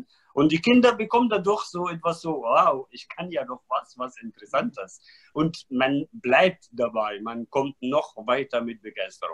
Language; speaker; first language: German; non-native, fluent; Arabic